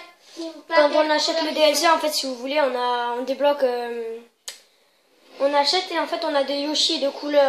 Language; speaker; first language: French; native; French